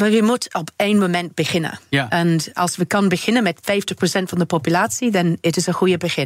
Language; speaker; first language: Dutch; non-native, learner; English